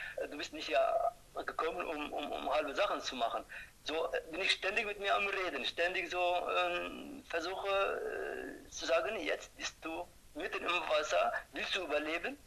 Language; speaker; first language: German; non-native, fluent; Turkish